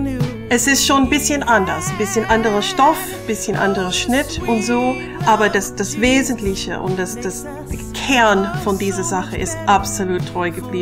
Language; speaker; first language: German; non-native, fluent; English